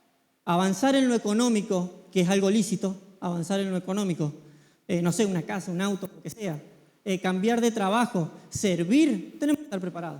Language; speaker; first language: Spanish; native; Spanish